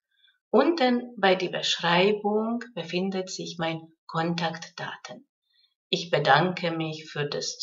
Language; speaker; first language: German; non-native, fluent; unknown